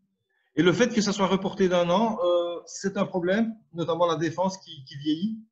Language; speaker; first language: French; native; French